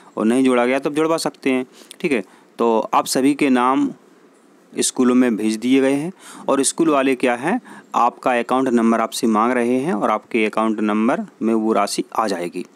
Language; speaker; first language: Hindi; native; Hindi